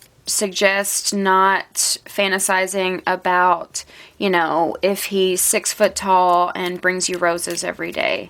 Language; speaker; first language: English; native; English